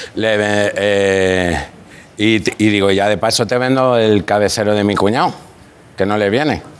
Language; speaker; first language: Spanish; native; Spanish